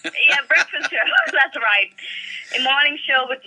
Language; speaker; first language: English; non-native, local second language; Malayalam